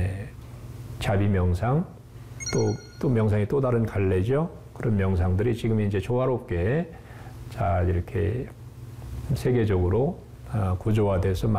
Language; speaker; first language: Korean; native; Korean